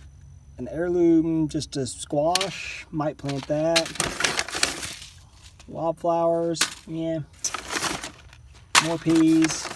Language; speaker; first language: English; native; English